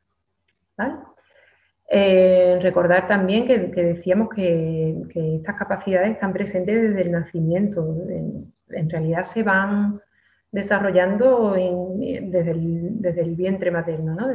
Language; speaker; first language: Spanish; native; Spanish